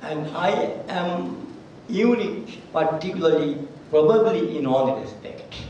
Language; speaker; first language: English; non-native, local second language; Bangla